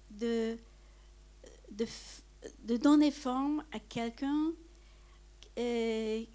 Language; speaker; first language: French; non-native, fluent; Hungarian